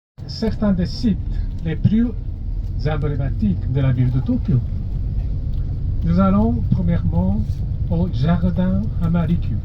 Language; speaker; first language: French; non-native, fluent; Japanese